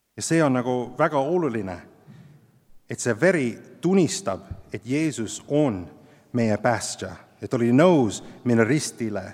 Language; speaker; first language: Estonian; non-native, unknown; English